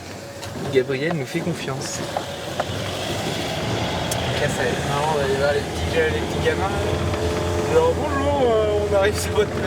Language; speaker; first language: French; native; French